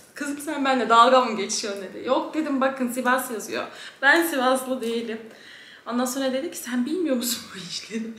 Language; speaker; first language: Turkish; early bilingual, heritage; Turkish